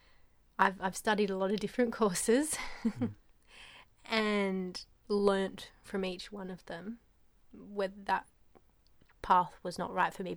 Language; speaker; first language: English; native; English